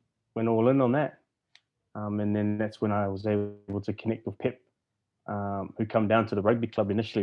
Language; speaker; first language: English; native; English